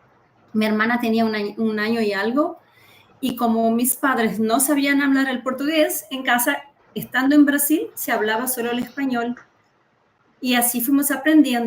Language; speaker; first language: Spanish; early bilingual, heritage; Spanish